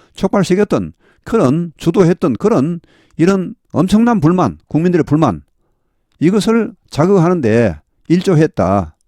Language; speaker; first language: Korean; native; Korean